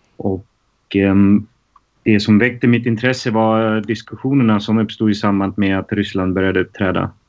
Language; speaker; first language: Swedish; non-native, fluent; German